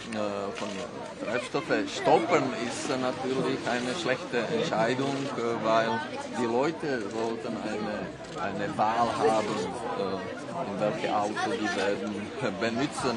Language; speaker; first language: German; non-native, fluent; Czech